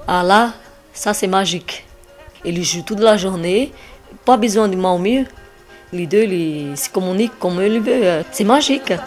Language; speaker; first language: French; non-native, learner; Portuguese